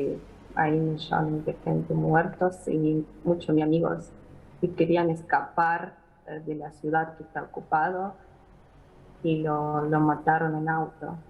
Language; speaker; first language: Spanish; non-native, fluent; Ukrainian